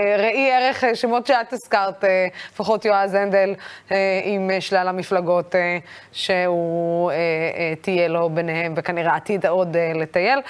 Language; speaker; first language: Hebrew; non-native, local second language; Arabic